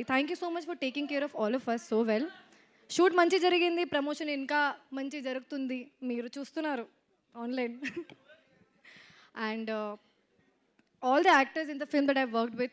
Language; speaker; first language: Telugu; non-native, fluent; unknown